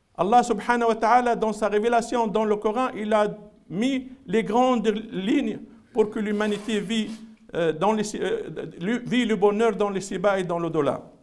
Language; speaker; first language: French; non-native, local second language; Arabic